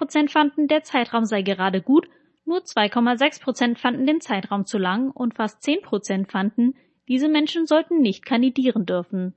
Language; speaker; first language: German; native; German